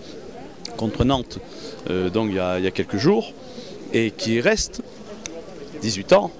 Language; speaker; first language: French; native; French